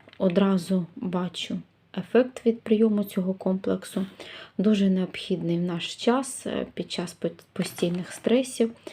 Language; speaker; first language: Ukrainian; native; Ukrainian